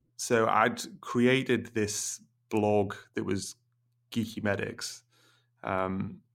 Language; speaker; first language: English; native; English